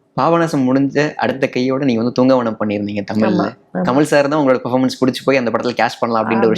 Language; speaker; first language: Tamil; native; Tamil